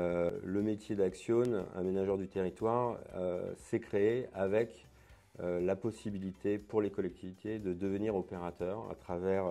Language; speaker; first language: French; native; French